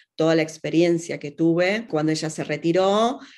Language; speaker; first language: Spanish; native; Spanish